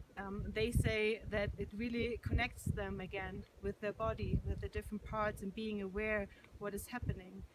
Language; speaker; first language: English; non-native, fluent; German